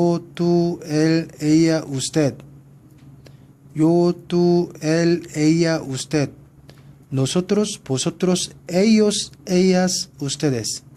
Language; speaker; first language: Spanish; non-native, learner; Korean